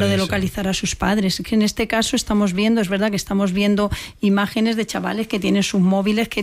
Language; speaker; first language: Spanish; native; Spanish